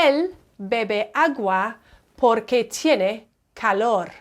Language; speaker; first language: Spanish; non-native, fluent; English